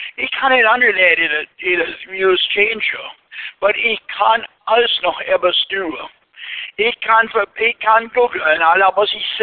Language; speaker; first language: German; early bilingual, heritage; Pennsylvania German